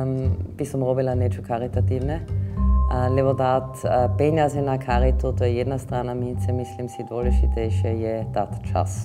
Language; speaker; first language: Slovak; non-native, fluent; German